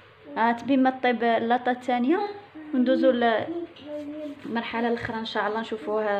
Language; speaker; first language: Arabic; native; Arabic